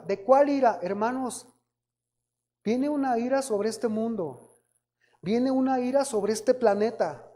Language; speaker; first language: Spanish; native; Spanish